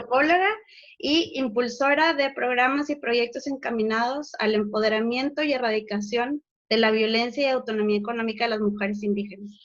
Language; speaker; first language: Spanish; native; Spanish